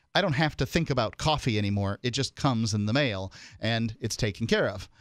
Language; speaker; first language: English; native; English